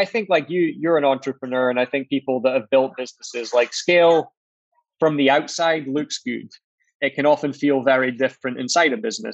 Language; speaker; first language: English; native; English